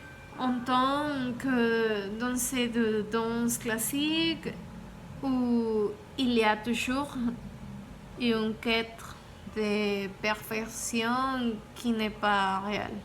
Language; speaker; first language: French; non-native, learner; Spanish